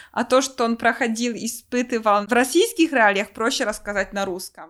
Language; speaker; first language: Russian; non-native, fluent; Polish